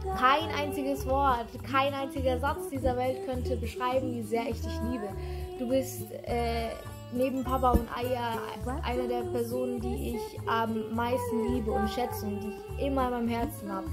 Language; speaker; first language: German; early bilingual, other home language; Sinhala